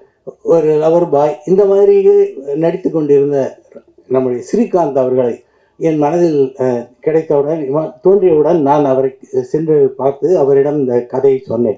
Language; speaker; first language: Tamil; native; Tamil